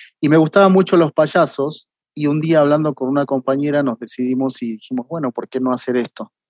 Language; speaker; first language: Spanish; native; Spanish